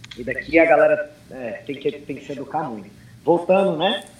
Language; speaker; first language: Portuguese; early bilingual, heritage; English